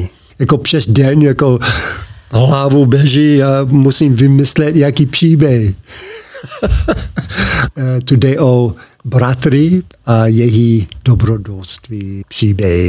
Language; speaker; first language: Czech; non-native, learner; English